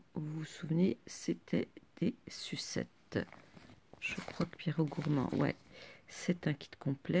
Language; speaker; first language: French; native; French